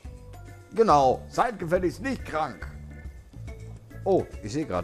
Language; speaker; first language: German; native; German